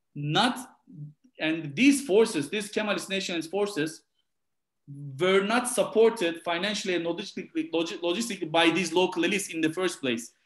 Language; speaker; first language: English; non-native, fluent; Turkish